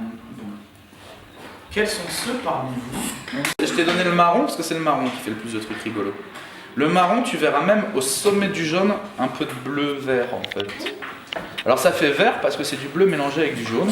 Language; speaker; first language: French; native; French